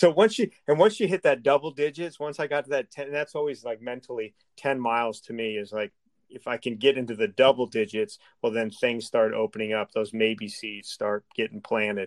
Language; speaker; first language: English; native; English